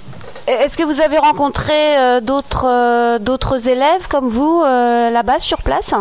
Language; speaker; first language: French; native; French